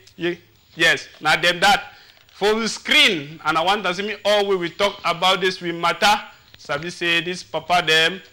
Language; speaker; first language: Nigerian Pidgin; native; Nigerian Pidgin